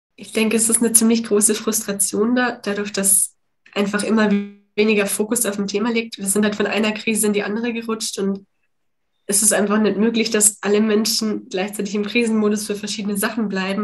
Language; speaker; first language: German; native; German